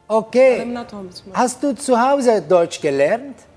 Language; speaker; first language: German; non-native, fluent; Kurdish